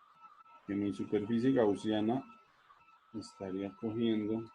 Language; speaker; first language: Spanish; native; Spanish